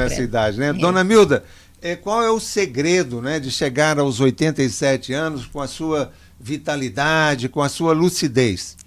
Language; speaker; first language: Portuguese; native; Portuguese